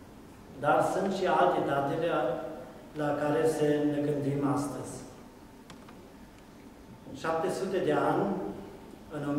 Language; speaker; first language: Romanian; non-native, local second language; German